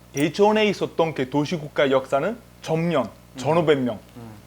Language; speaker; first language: Korean; non-native, fluent; Venetian